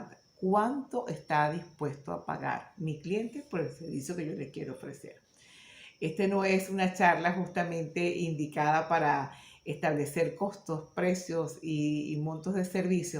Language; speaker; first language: Spanish; native; Spanish